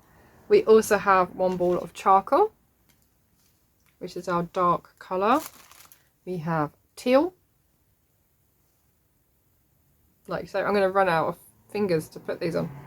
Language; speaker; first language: English; native; English